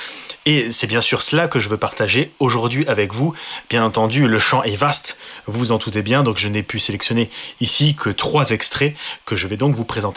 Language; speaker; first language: French; native; French